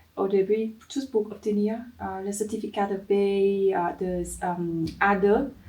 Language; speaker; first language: French; non-native, learner; Vietnamese